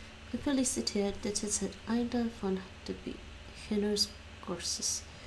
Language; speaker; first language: German; non-native, learner; English